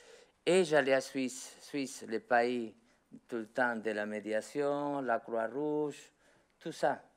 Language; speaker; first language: French; non-native, learner; Spanish